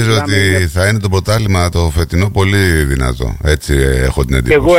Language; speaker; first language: Greek; early bilingual, heritage; Greek